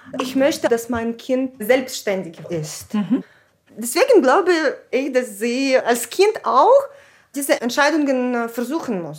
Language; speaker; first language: German; non-native, fluent; Ukrainian